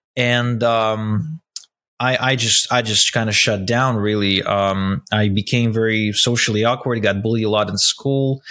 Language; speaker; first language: English; non-native, fluent; Russian